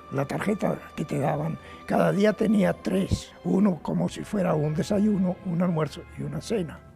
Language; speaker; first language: Spanish; native; Spanish